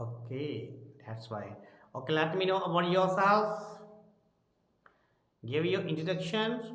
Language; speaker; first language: English; non-native, local second language; Hindi